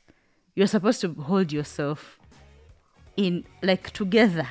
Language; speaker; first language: English; non-native, local second language; Ganda